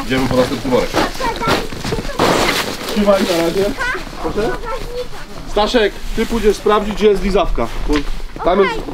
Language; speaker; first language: Polish; native; Polish